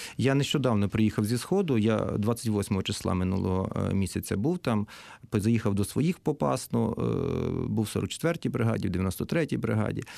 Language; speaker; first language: Ukrainian; native; Ukrainian